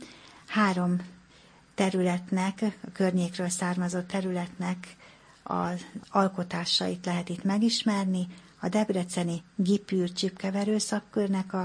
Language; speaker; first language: Hungarian; native; Hungarian